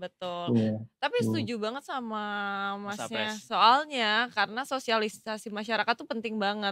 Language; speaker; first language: Indonesian; native; Indonesian